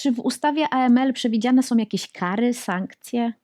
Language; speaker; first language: Polish; native; Polish